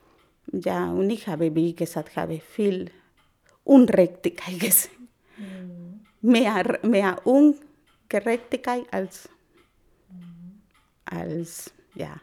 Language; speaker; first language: German; non-native, learner; Spanish